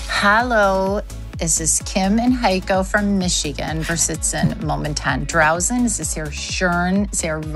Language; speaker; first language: German; non-native, learner; English